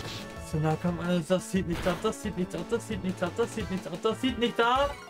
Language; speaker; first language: German; native; German